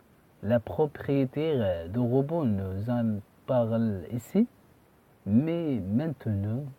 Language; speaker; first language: French; non-native, fluent; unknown